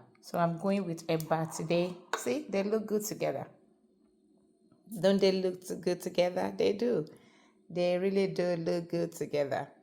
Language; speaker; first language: English; non-native, local second language; Yoruba